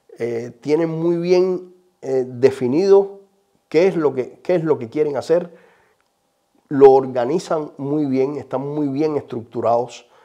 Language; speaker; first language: Spanish; native; Spanish